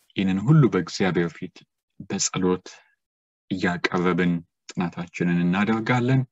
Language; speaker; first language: Amharic; non-native, local second language; Sidamo